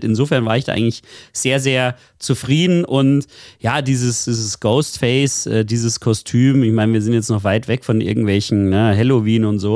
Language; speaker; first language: German; native; German